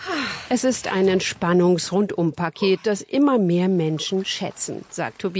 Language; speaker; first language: German; native; German